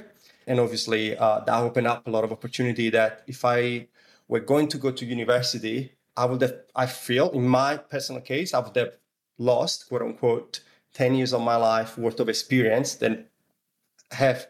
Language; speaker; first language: English; non-native, fluent; Italian